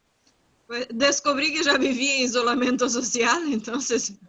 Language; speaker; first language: Spanish; non-native, fluent; Portuguese